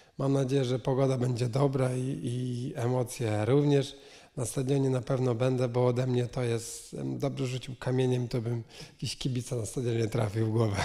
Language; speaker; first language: Polish; native; Polish